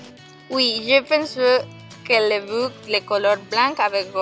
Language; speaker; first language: French; non-native, learner; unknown